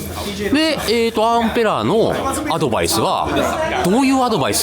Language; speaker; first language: Japanese; native; Japanese